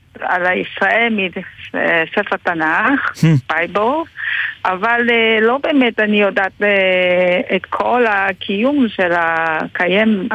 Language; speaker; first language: Hebrew; non-native, fluent; Vietnamese